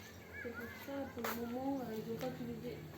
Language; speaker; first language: French; non-native, learner; Indonesian